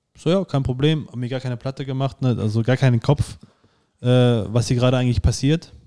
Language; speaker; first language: German; native; German